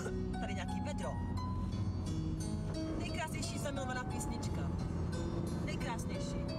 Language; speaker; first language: Czech; native; Czech